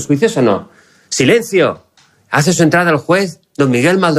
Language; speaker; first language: Spanish; native; Spanish